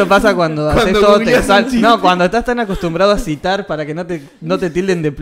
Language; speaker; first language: Spanish; native; Spanish